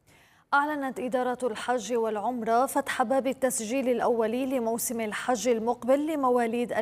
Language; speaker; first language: Arabic; native; Arabic